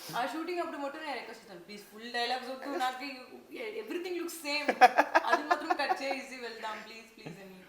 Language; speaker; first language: Telugu; non-native, learner; Tamil